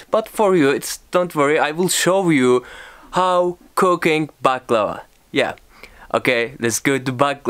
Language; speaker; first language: English; non-native, learner; Turkish